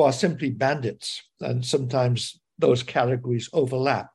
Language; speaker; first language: English; native; English